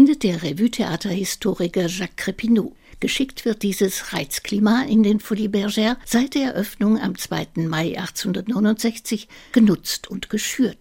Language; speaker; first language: German; native; German